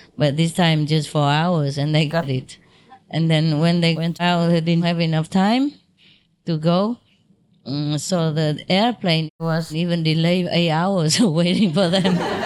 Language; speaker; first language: English; non-native, fluent; Vietnamese